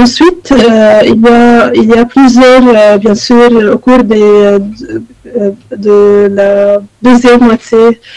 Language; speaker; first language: French; non-native, fluent; Arabic